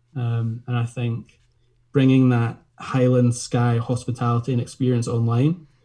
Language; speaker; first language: English; native; English